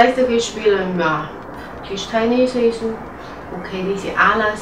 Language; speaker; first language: German; non-native, learner; Chinese